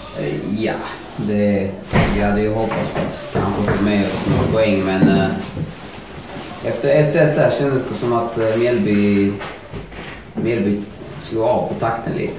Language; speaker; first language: Swedish; native; Swedish